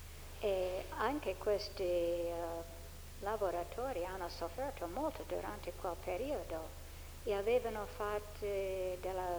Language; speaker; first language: Italian; non-native, fluent; English